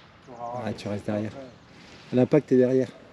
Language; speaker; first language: French; native; French